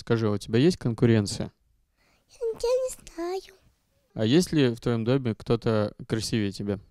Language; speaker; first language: Russian; native; Russian